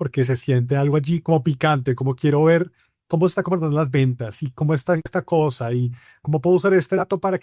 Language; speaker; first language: Spanish; native; Spanish